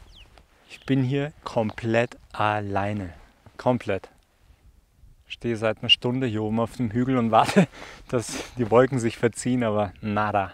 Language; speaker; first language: German; native; German